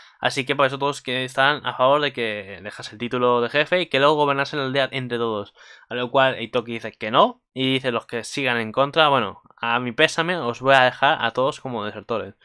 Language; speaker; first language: Spanish; native; Spanish